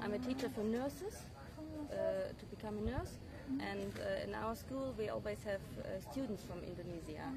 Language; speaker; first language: English; non-native, fluent; German